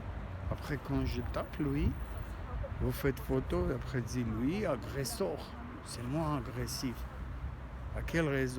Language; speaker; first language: French; non-native, learner; Armenian